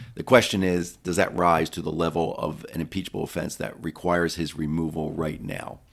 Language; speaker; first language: English; native; English